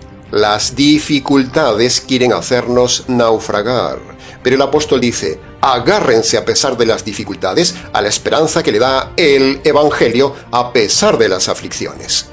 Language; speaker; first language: Spanish; native; Spanish